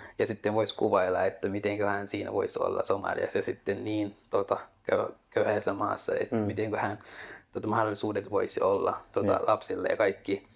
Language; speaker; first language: Finnish; non-native, fluent; Somali